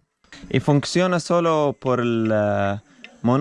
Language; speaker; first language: Spanish; non-native, learner; Arabic